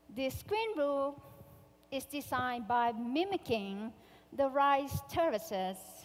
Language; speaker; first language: English; non-native, fluent; Thai